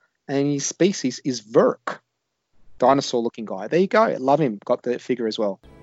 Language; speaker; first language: English; native; English